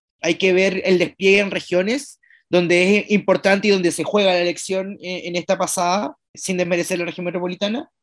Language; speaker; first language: Spanish; native; Spanish